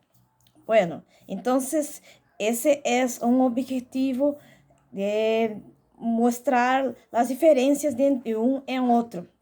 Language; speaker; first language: Spanish; non-native, learner; Portuguese